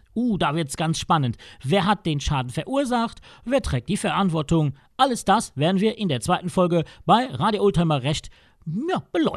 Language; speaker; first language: German; native; German